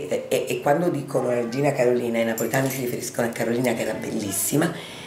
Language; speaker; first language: Italian; native; Italian